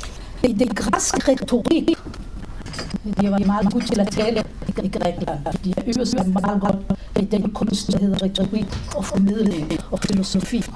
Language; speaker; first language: Danish; non-native, fluent; Hebrew